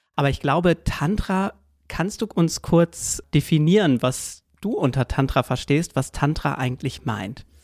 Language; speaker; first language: German; native; German